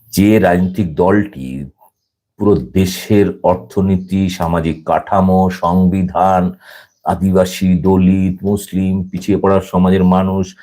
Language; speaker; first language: Bangla; native; Bangla